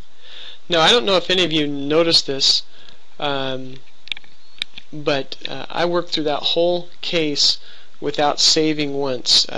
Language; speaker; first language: English; native; English